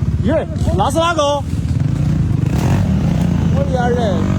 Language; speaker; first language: Chinese; native; Chinese